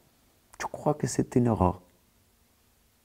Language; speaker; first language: French; non-native, fluent; Spanish